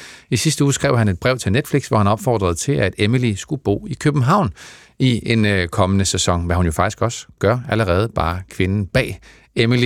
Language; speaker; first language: Danish; native; Danish